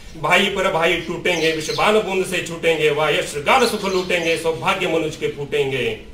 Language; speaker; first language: Hindi; non-native, local second language; Marathi